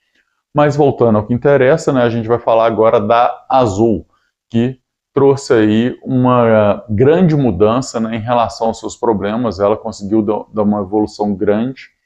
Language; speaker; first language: Portuguese; native; Portuguese